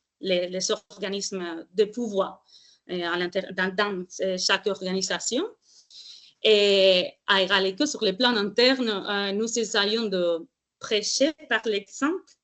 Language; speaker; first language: French; non-native, fluent; Spanish